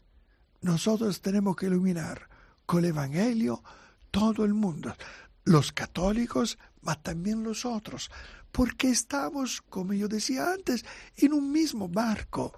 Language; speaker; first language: Spanish; non-native, fluent; Italian